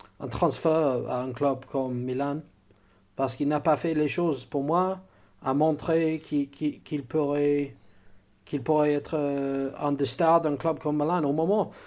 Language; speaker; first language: French; non-native, learner; English